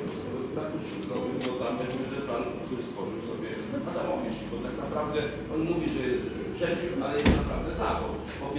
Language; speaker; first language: Polish; native; Polish